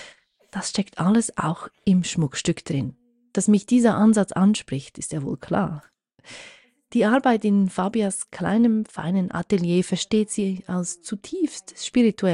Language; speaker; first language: German; native; German